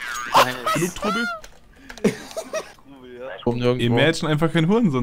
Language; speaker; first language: German; native; German